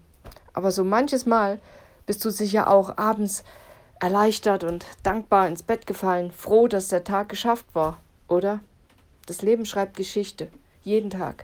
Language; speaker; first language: German; native; German